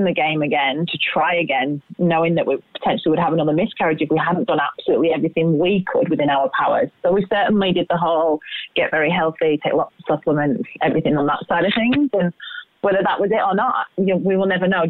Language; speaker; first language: English; native; English